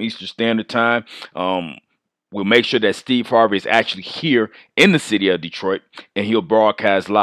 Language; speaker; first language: English; native; English